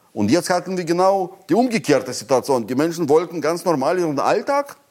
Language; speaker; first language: German; non-native, fluent; Russian